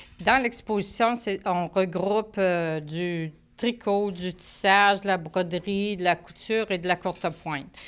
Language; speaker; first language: French; native; French